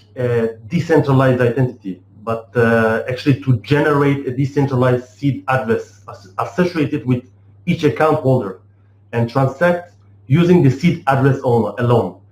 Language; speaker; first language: English; non-native, fluent; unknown